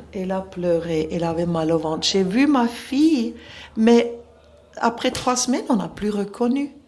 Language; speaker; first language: French; non-native, local second language; Swiss German